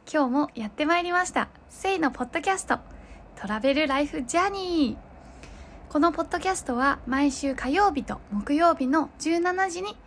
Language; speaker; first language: Japanese; early bilingual, other home language; Chinese